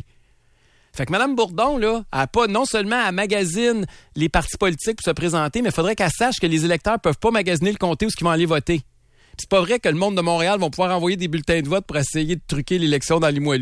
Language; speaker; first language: French; native; French